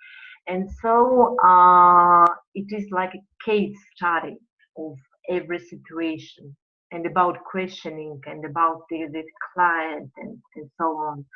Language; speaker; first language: English; non-native, fluent; Russian